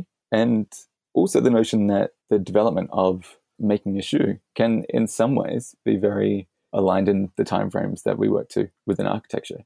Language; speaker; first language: English; native; English